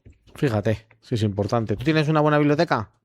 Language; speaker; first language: Spanish; native; Spanish